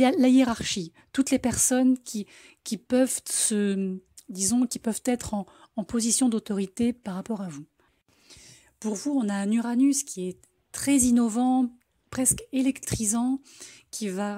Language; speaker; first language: French; native; French